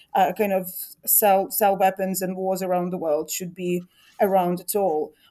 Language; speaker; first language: English; non-native, fluent; Ukrainian